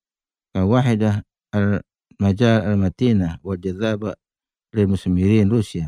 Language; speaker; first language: Arabic; non-native, fluent; Indonesian